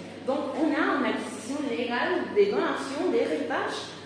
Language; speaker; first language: French; non-native, fluent; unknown